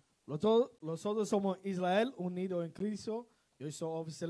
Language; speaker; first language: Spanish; non-native, learner; English